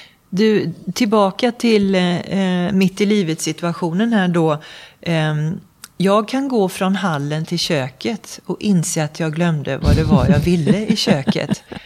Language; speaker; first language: Swedish; native; Swedish